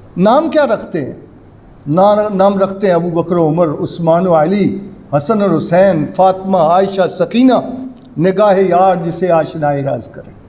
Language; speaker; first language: Urdu; non-native, local second language; Punjabi